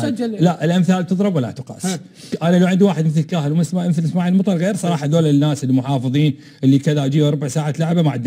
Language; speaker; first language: Arabic; native; Arabic